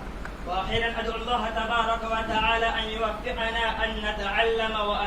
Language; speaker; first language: Arabic; non-native, learner; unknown